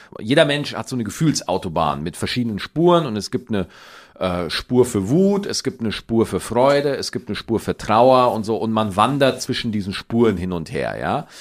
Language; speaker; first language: German; native; German